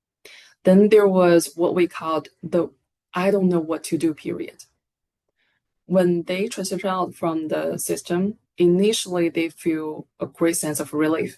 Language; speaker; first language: English; non-native, fluent; Chinese